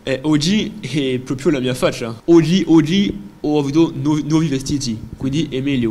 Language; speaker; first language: Italian; non-native, fluent; French